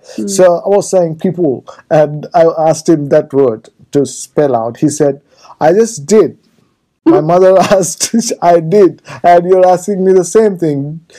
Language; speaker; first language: English; non-native, local second language; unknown